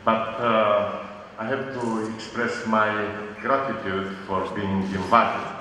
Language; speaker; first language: English; non-native, learner; Romanian